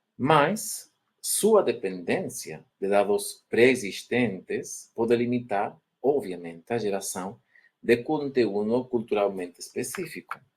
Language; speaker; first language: Portuguese; non-native, fluent; Spanish